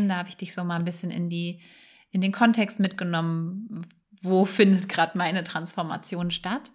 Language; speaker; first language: German; native; German